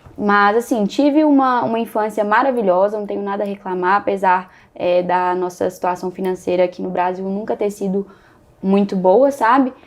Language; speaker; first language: Portuguese; native; Portuguese